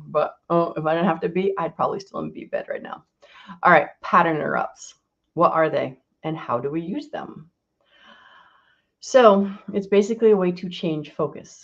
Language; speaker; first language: English; native; English